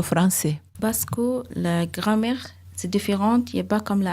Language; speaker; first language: French; non-native, learner; Arabic